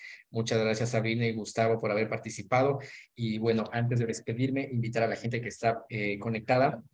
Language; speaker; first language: Spanish; native; Spanish